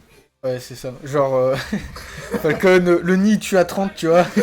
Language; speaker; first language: French; native; French